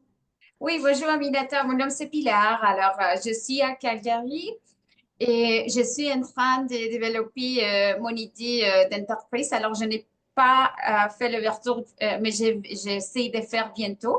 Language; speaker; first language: French; non-native, fluent; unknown